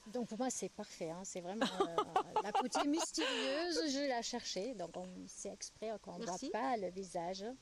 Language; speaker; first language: French; non-native, fluent; German